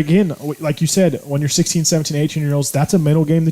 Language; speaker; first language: English; native; English